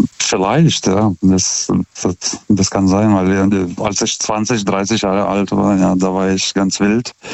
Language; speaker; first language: German; non-native, fluent; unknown